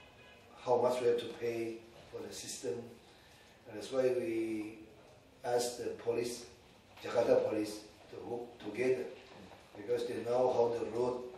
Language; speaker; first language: English; non-native, learner; Indonesian